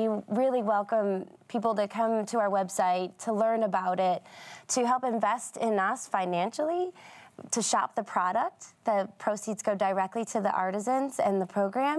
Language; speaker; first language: English; native; English